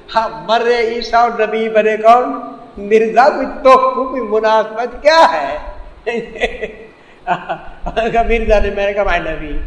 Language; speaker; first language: Urdu; non-native, local second language; Saraiki